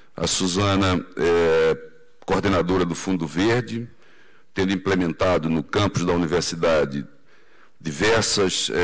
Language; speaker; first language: Portuguese; native; Portuguese